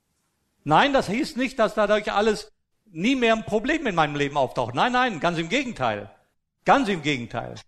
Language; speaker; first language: German; native; German